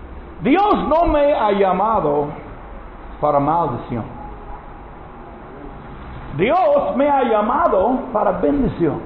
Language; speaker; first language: Spanish; non-native, learner; English